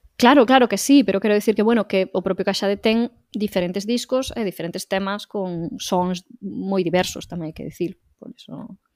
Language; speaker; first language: Galician; native; Galician